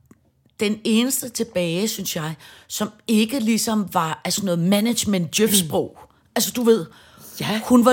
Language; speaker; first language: Danish; native; Danish